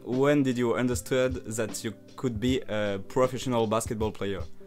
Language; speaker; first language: English; non-native, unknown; French